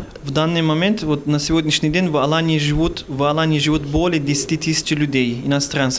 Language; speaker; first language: Russian; non-native, fluent; Turkish